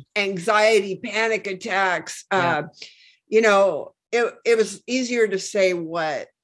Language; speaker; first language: English; native; English